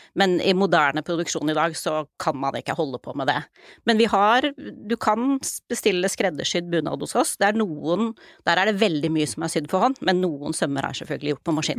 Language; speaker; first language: Norwegian; native; Norwegian